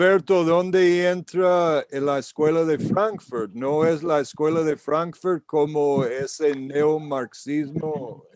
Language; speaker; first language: Spanish; non-native, fluent; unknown